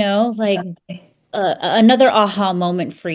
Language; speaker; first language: English; native; English